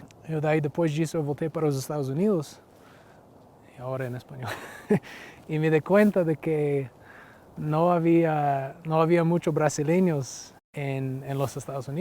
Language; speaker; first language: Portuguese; non-native, fluent; English